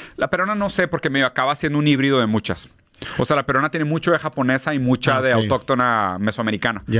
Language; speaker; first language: Spanish; native; Spanish